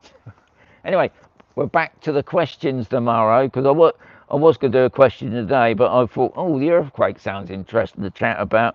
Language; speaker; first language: English; native; English